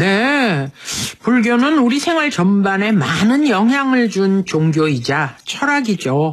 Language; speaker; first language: Korean; native; Korean